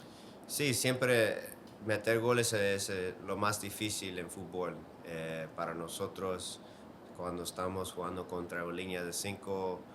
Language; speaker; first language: Spanish; early bilingual, heritage; English